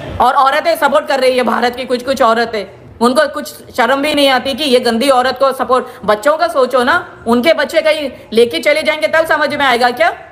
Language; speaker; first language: Hindi; non-native, local second language; Gujarati